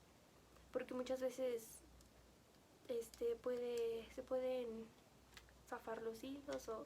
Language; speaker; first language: Spanish; native; Spanish